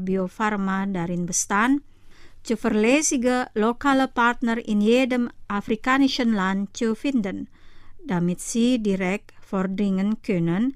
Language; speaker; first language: German; non-native, fluent; Indonesian